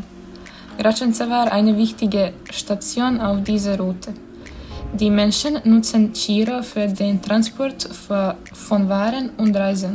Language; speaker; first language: German; non-native, learner; Bosnian